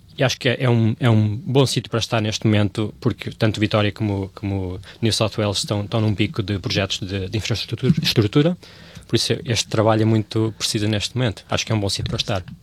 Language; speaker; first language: Portuguese; native; Portuguese